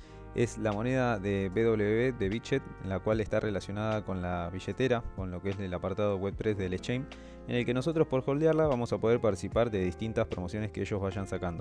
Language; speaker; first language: Spanish; native; Spanish